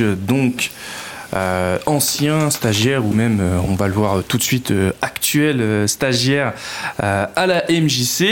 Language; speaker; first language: French; native; French